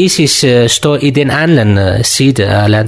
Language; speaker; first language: Danish; non-native, learner; Kurdish